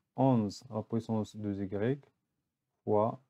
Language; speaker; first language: French; non-native, local second language; Arabic